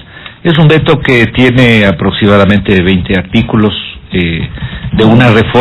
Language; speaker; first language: Spanish; native; Spanish